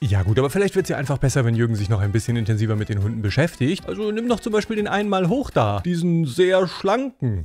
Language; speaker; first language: German; native; German